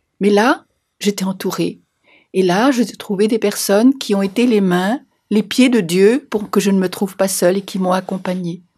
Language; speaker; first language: French; native; French